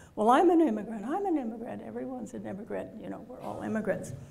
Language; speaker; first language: English; native; English